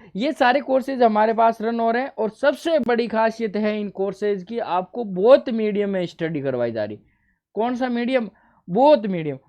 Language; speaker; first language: Hindi; native; Hindi